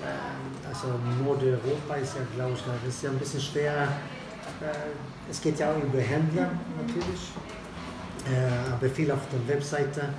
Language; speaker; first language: German; non-native, fluent; Swedish